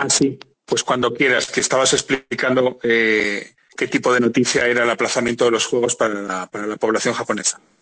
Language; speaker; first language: Spanish; native; Spanish